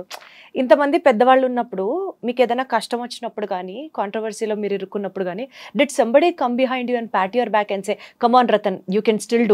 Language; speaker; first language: Telugu; native; Telugu